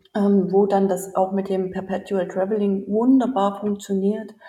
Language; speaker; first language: German; native; German